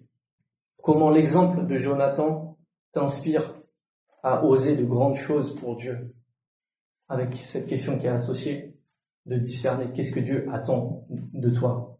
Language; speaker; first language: French; native; French